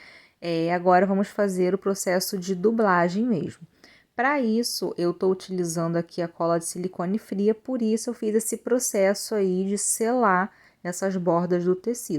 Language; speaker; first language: Portuguese; native; Portuguese